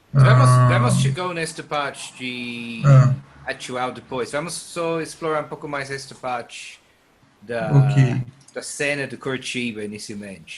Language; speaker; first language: Portuguese; non-native, learner; English